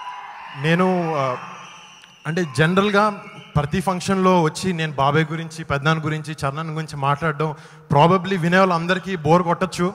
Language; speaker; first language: Telugu; native; Telugu